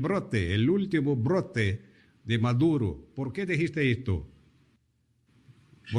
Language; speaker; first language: Spanish; non-native, fluent; Portuguese